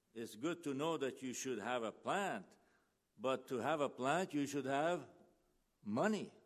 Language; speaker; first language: English; early bilingual, other home language; Ukrainian